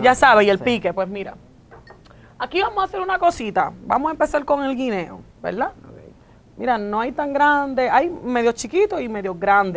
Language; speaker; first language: Spanish; native; Spanish